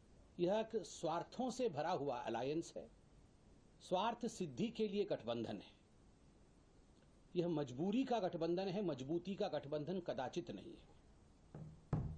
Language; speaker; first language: Hindi; native; Hindi